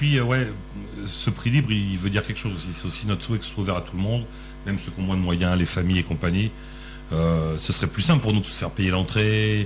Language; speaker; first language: French; native; French